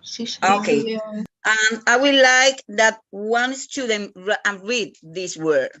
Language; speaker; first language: English; non-native, fluent; Spanish